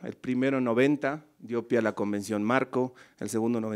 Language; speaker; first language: Spanish; native; Spanish